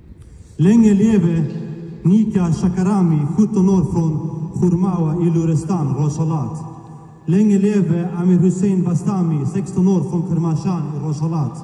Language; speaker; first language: Swedish; early bilingual, other home language; Kurdish